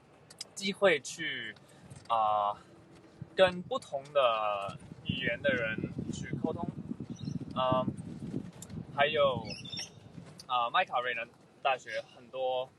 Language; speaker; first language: Chinese; early bilingual, heritage; Chinese